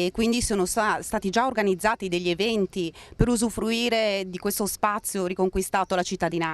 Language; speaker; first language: Italian; native; Italian